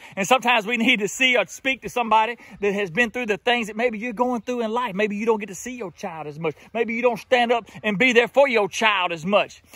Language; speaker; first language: English; native; English